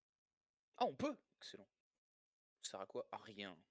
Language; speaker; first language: French; native; French